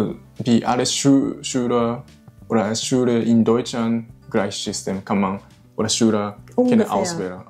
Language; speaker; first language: German; non-native, learner; Japanese